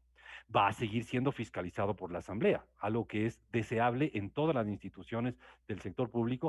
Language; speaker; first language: Spanish; native; Spanish